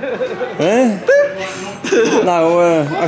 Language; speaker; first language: Dutch; native; Dutch